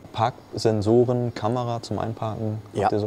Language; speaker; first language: German; native; German